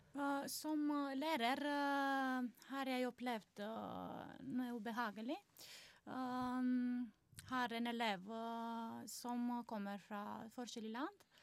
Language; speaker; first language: Norwegian; non-native, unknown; Romanian